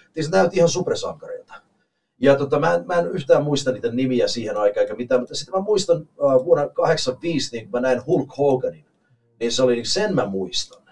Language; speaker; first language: Finnish; early bilingual, heritage; Finnish